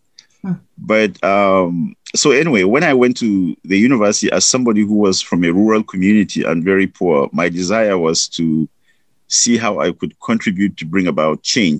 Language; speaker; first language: English; non-native, local second language; Hausa